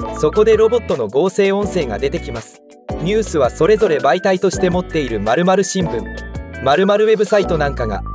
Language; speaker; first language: Japanese; native; Japanese